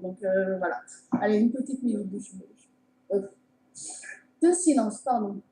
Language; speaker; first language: French; native; French